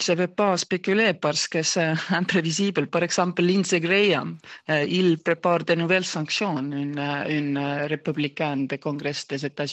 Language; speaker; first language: French; non-native, fluent; Estonian